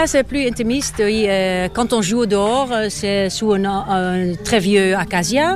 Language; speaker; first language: French; non-native, fluent; Dutch